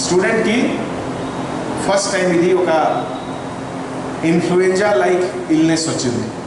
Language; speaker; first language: Telugu; non-native, fluent; Hindi